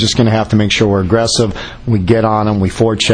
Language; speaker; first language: English; native; English